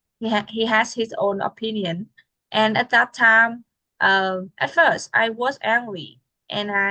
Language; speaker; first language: English; non-native, fluent; Vietnamese